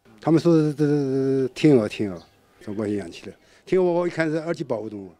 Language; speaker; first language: Chinese; non-native, local second language; Wu Chinese